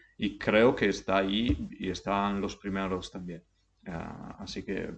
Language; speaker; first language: Spanish; non-native, fluent; Italian